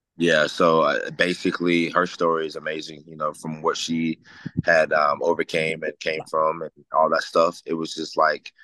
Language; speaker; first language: English; native; English